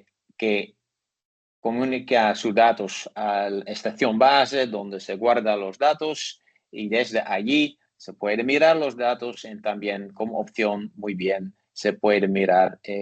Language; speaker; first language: Spanish; non-native, learner; Dutch